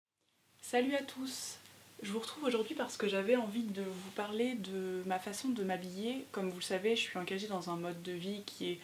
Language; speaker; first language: French; native; French